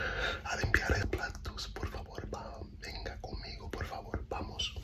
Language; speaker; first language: Spanish; early bilingual, heritage; English